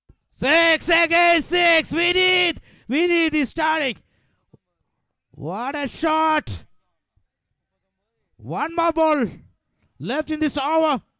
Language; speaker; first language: English; non-native, local second language; Malayalam